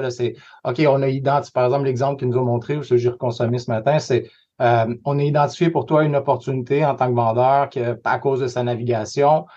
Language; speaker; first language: French; native; French